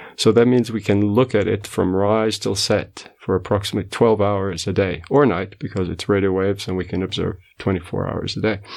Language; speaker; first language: English; non-native, fluent; Portuguese